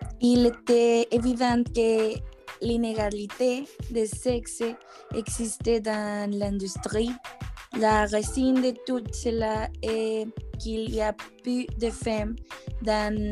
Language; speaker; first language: French; non-native, learner; Spanish